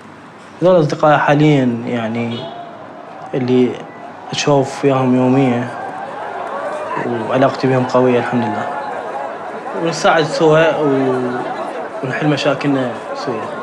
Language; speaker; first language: Arabic; native; Arabic